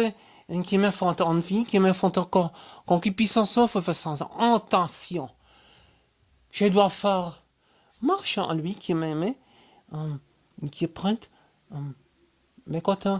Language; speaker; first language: French; non-native, learner; German